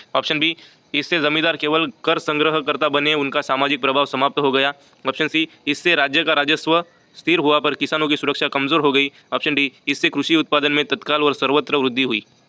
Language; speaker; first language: Hindi; non-native, local second language; Marathi